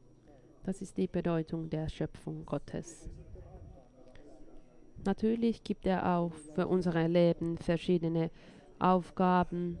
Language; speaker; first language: German; non-native, fluent; Finnish